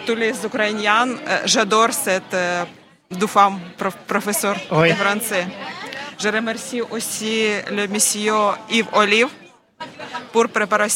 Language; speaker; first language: French; non-native, fluent; Ukrainian